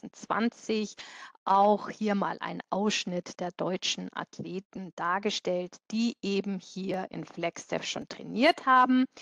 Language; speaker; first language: German; native; German